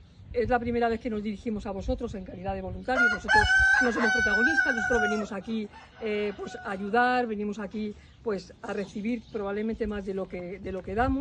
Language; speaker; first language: Spanish; native; Spanish